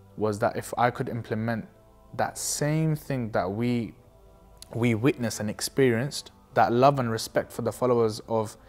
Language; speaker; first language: English; native; English